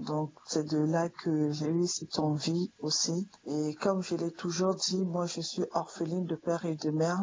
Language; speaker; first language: French; non-native, local second language; Sango